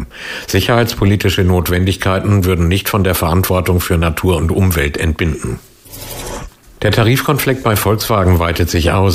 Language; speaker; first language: German; native; German